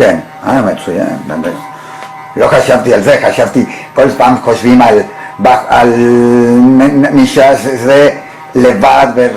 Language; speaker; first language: Hebrew; non-native, learner; Spanish